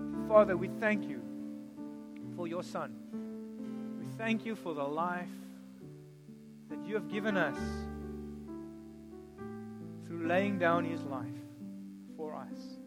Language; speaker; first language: English; non-native, local second language; Afrikaans